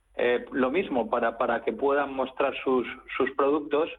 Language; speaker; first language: Spanish; native; Spanish